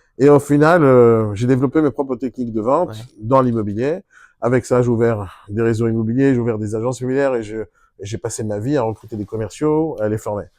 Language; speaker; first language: French; non-native, fluent; Hebrew